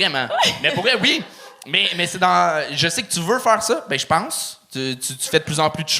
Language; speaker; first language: French; native; French